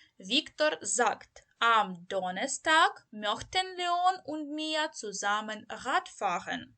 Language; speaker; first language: German; non-native, learner; Ukrainian